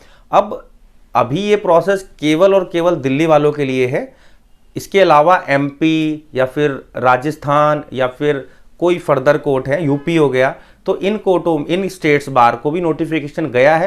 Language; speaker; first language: Hindi; native; Hindi